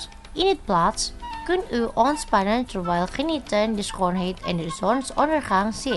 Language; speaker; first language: Dutch; non-native, fluent; Indonesian